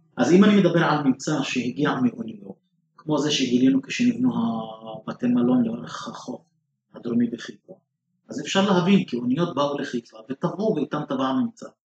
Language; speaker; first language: Hebrew; non-native, local second language; Arabic